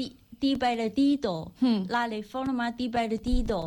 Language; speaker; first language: Spanish; non-native, learner; Chinese